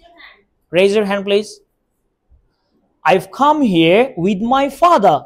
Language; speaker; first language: English; non-native, local second language; Bangla